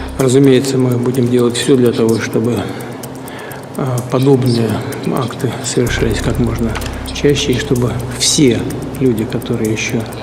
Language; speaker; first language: Russian; native; Russian